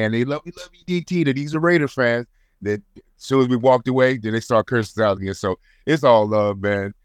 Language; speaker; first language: English; native; English